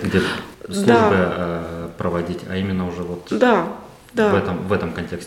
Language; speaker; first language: Russian; native; Russian